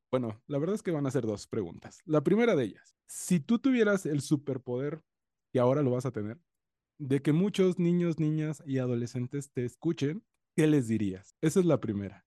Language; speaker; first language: Spanish; native; Spanish